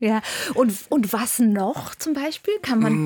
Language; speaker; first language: German; native; German